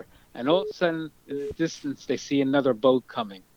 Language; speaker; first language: English; native; English